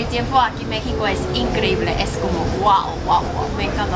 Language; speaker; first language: Spanish; non-native, learner; Korean